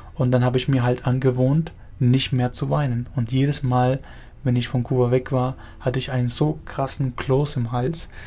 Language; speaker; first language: German; early bilingual, other home language; Spanish